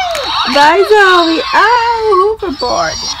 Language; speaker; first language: Portuguese; native; Portuguese